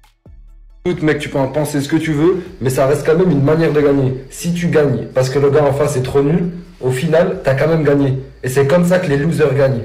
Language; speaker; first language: French; native; French